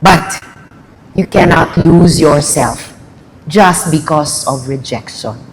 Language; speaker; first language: English; non-native, local second language; Filipino